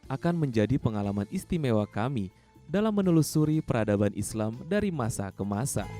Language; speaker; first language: Indonesian; native; Indonesian